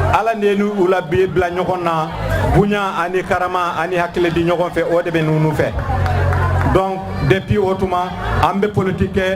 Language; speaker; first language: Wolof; non-native, local second language; Fula